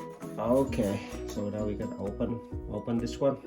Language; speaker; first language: English; non-native, learner; Vietnamese